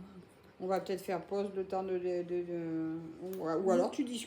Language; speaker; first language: French; native; French